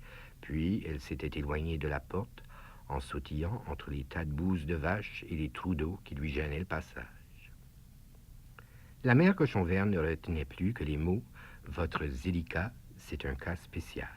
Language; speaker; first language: French; native; French